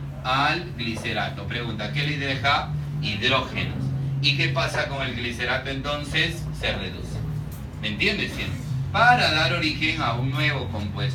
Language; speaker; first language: Spanish; native; Spanish